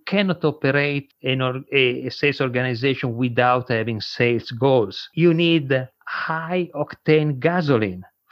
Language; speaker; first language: English; non-native, fluent; Italian